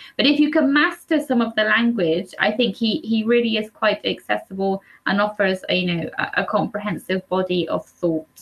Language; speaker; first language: English; native; English